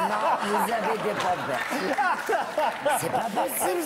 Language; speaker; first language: French; non-native, local second language; Arabic